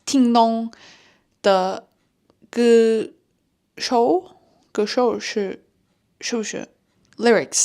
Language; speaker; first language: Chinese; non-native, learner; Turkish